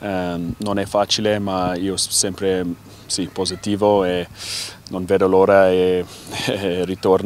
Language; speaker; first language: Italian; non-native, learner; English